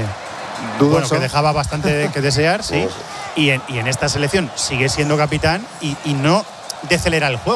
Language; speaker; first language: Spanish; native; Spanish